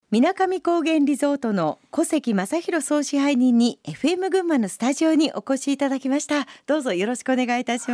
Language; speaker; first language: Japanese; native; Japanese